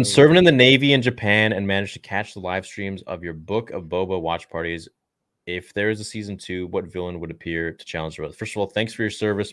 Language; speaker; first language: English; native; English